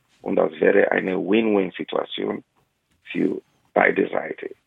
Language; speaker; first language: German; non-native, fluent; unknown